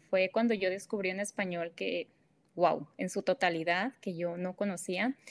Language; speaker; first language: Spanish; native; Spanish